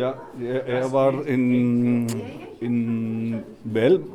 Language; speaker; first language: German; non-native, learner; Spanish